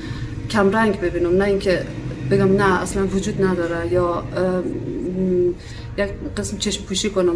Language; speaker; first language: Persian; native; Persian